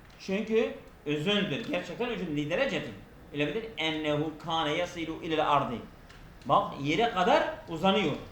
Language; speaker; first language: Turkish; non-native, local second language; Kurdish